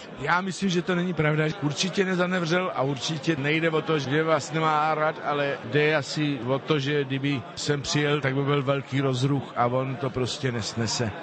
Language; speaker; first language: Czech; non-native, fluent; Spanish